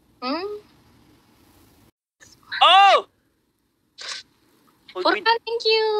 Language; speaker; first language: English; non-native, learner; Indonesian